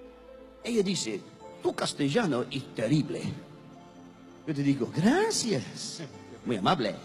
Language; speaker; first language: Spanish; non-native, learner; English